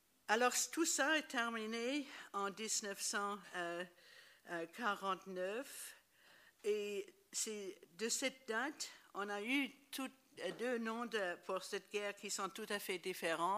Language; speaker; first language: French; non-native, fluent; English